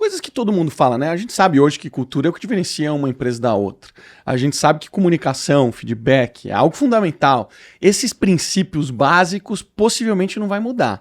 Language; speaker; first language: Portuguese; native; Portuguese